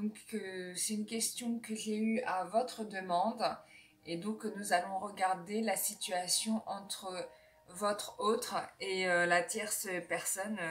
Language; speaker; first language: French; native; French